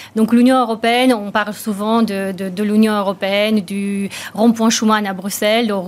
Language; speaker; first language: French; non-native, fluent; Romanian